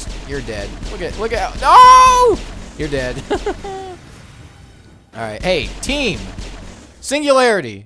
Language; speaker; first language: English; native; English